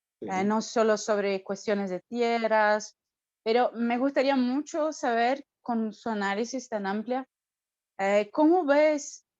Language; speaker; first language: Spanish; non-native, fluent; Portuguese